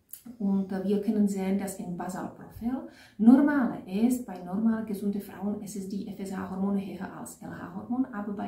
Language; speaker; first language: German; non-native, fluent; Czech